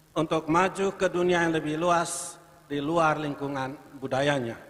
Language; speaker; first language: Indonesian; non-native, local second language; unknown